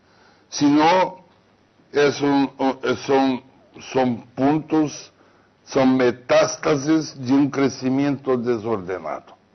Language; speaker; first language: Spanish; non-native, fluent; Portuguese